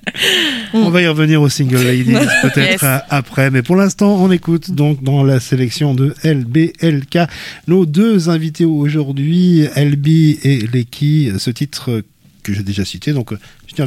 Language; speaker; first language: French; native; French